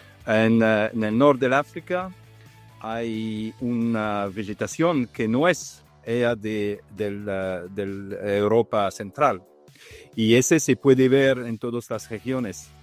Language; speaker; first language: Spanish; non-native, fluent; Italian